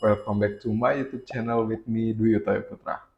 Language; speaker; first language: English; non-native, learner; Indonesian